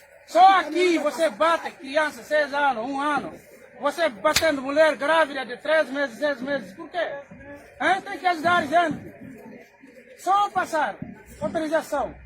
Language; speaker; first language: Portuguese; non-native, learner; Haitian Creole